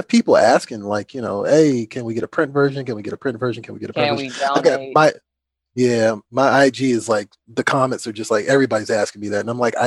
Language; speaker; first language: English; native; English